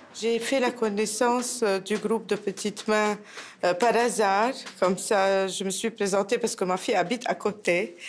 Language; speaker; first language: French; non-native, local second language; Arabic